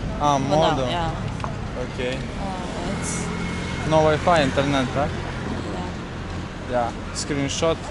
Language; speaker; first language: English; non-native, learner; Ukrainian